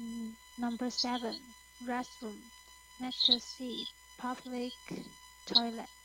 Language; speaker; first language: English; non-native, learner; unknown